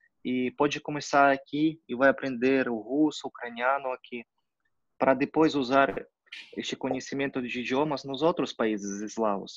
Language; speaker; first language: Portuguese; non-native, fluent; Russian